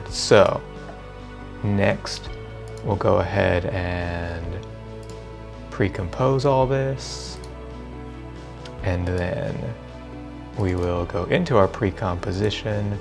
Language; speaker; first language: English; native; English